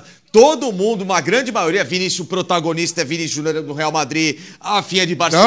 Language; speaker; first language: Portuguese; native; Portuguese